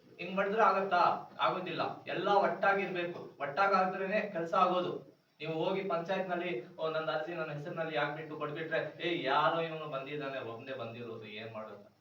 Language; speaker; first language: Kannada; non-native, local second language; Urdu